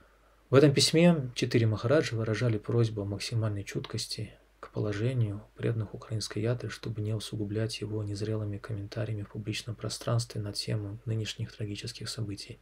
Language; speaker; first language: Russian; native; Russian